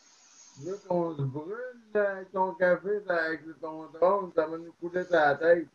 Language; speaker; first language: French; native; French